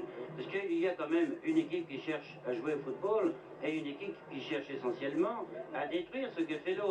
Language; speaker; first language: French; native; French